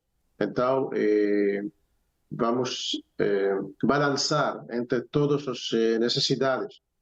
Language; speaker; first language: Portuguese; non-native, fluent; Hebrew